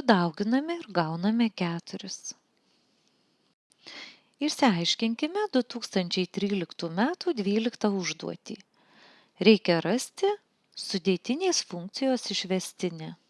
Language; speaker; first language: Lithuanian; native; Lithuanian